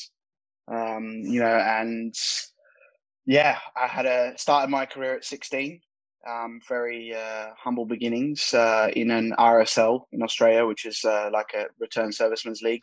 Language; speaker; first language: English; native; English